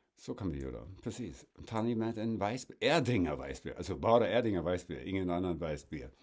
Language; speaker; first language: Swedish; non-native, fluent; German